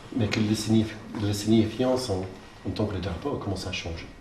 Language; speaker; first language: French; non-native, learner; English